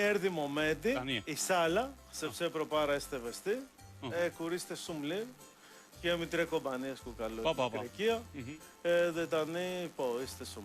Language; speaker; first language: Albanian; non-native, learner; Greek